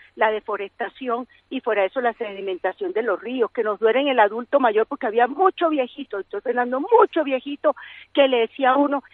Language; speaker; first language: Spanish; native; Spanish